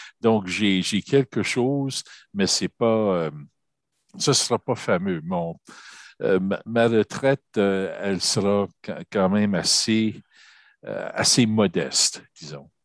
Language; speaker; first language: French; native; French